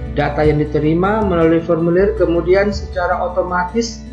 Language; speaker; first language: English; non-native, fluent; Indonesian